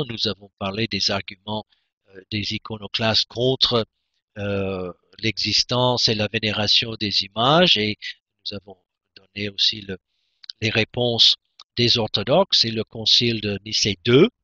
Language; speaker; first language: French; non-native, fluent; English